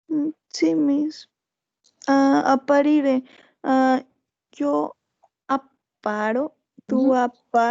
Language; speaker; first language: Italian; non-native, learner; Spanish